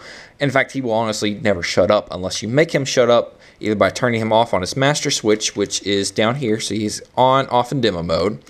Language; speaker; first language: English; native; English